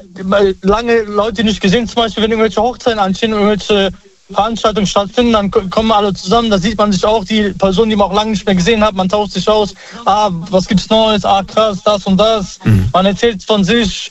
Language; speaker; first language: German; early bilingual, other home language; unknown